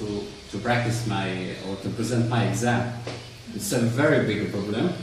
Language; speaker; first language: English; non-native, learner; Arabic